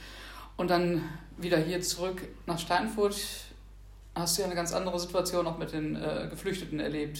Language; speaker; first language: German; native; German